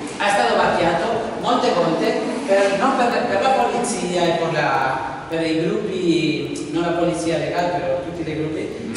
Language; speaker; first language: Italian; non-native, learner; Spanish